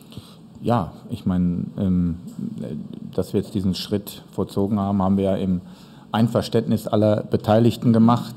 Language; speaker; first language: German; native; German